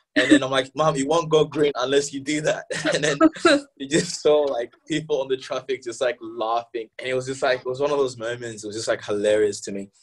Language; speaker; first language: English; early bilingual, other home language; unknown